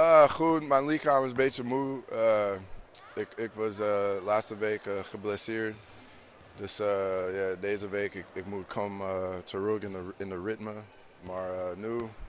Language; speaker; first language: Dutch; non-native, learner; English